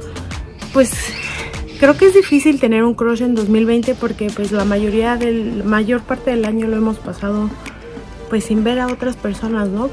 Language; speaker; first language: Spanish; native; Spanish